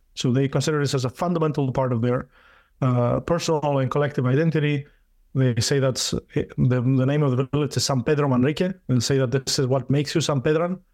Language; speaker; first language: English; non-native, fluent; Greek